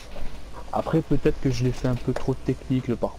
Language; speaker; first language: French; native; French